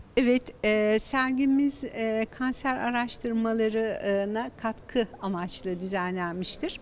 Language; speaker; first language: Turkish; native; Turkish